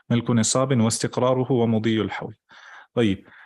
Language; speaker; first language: Arabic; non-native, fluent; English